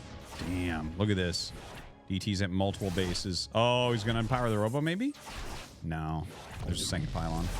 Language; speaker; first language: English; native; English